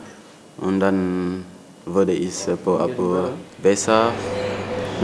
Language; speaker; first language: German; non-native, learner; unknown